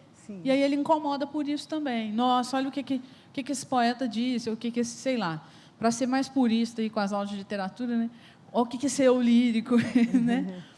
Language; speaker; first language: Portuguese; native; Portuguese